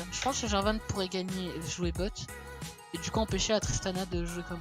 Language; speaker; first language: French; native; French